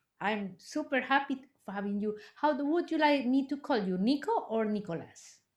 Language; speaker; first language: English; non-native, fluent; Spanish